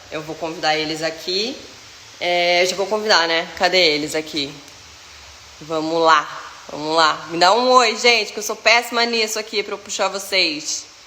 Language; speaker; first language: Portuguese; native; Portuguese